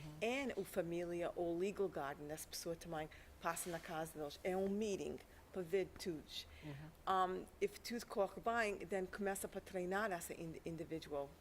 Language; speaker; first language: Portuguese; early bilingual, heritage; English